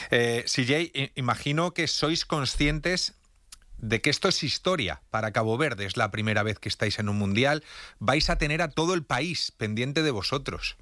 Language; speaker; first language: Spanish; native; Spanish